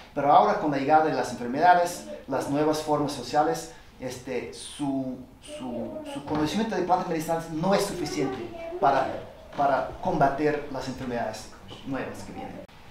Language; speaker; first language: Spanish; non-native, fluent; English